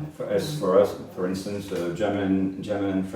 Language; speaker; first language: English; non-native, fluent; French